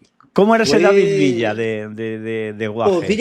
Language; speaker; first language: Spanish; native; Spanish